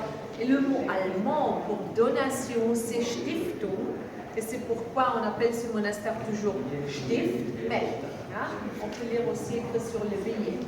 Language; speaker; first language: French; non-native, fluent; German